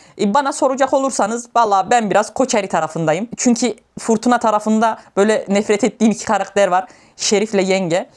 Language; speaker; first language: Turkish; native; Turkish